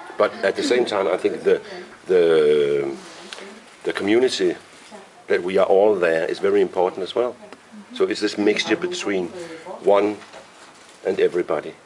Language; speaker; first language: English; non-native, fluent; Danish